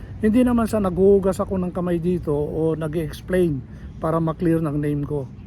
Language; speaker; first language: Filipino; native; Filipino